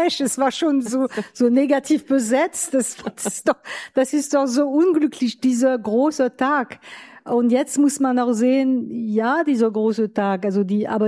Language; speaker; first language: German; non-native, fluent; French